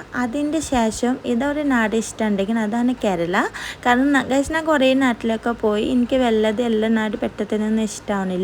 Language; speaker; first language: Malayalam; non-native, local second language; Assamese